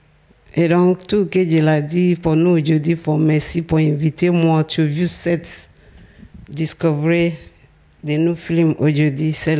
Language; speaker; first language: French; non-native, learner; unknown